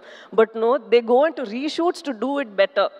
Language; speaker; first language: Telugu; non-native, fluent; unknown